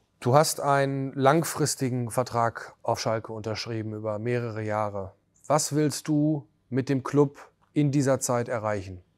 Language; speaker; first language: German; native; German